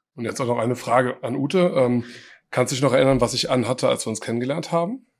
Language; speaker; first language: German; early bilingual, other home language; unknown